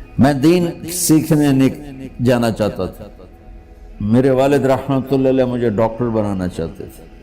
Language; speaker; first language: Urdu; non-native, local second language; Punjabi